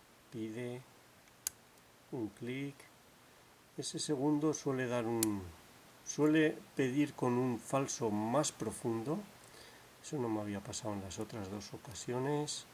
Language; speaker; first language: Spanish; native; Spanish